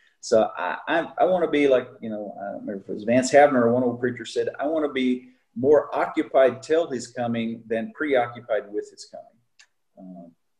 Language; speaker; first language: English; native; English